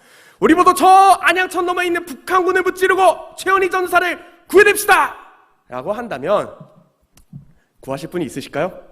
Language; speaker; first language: Korean; native; Korean